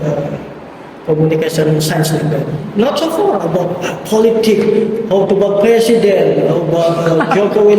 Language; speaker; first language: English; non-native, learner; Indonesian